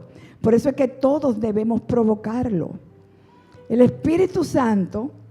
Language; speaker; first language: Spanish; native; Spanish